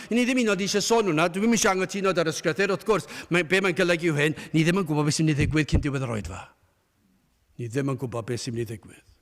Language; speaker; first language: Welsh; native; Welsh